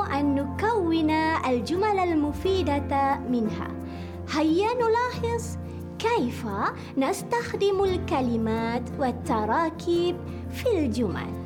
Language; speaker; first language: Arabic; non-native, fluent; Malay